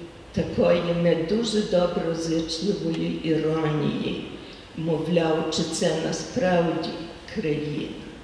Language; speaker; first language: Ukrainian; early bilingual, heritage; Ukrainian